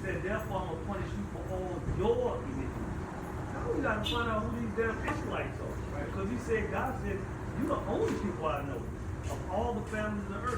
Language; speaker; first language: English; native; English